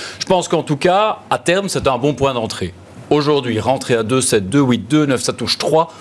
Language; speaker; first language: French; native; French